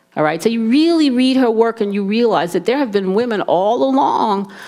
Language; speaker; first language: English; native; English